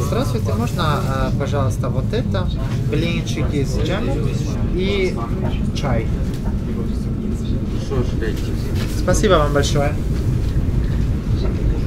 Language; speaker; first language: Russian; non-native, fluent; Italian